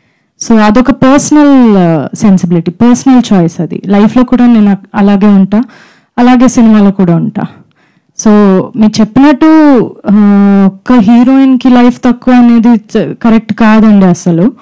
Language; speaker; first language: Telugu; non-native, fluent; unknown